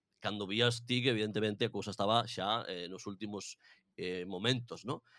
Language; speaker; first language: Galician; native; Galician